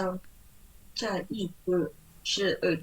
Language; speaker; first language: Chinese; non-native, learner; Indonesian